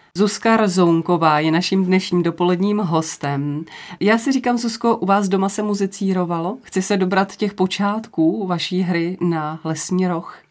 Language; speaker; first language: Czech; native; Czech